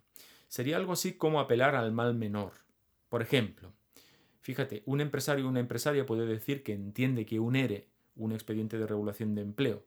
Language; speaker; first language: Spanish; native; Spanish